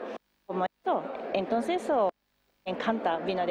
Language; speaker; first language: Spanish; non-native, learner; Japanese